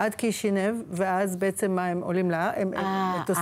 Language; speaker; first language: Hebrew; native; Hebrew